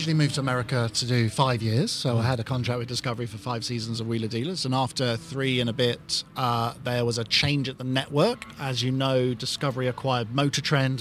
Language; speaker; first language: English; native; English